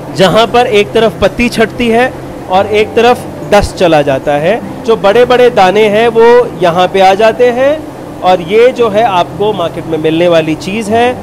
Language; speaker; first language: Hindi; native; Hindi